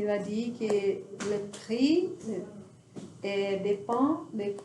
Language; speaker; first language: French; non-native, learner; Portuguese